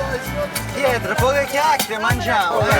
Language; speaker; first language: Italian; early bilingual, heritage; English